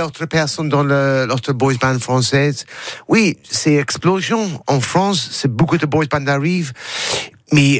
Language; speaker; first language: French; non-native, learner; English